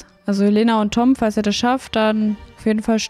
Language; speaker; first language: German; native; German